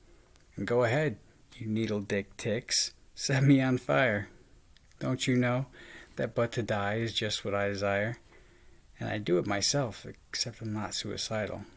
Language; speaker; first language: English; native; English